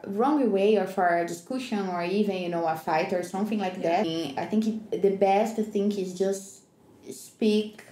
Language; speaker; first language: English; non-native, learner; Portuguese